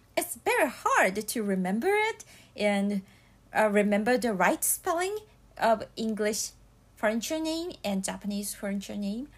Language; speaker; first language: English; non-native, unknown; Japanese